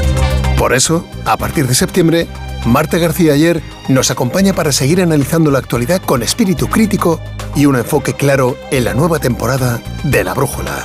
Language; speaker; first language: Spanish; native; Spanish